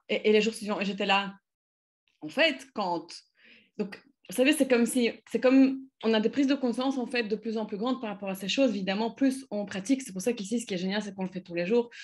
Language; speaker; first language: French; non-native, fluent; Polish